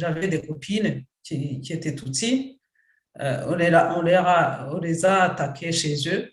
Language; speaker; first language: French; non-native, local second language; Kinyarwanda